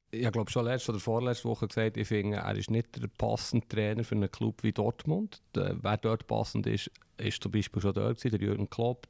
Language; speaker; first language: German; native; German